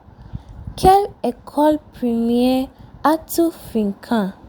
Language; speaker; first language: French; non-native, fluent; English